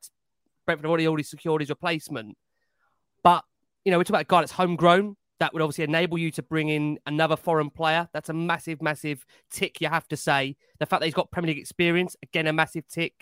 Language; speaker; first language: English; native; English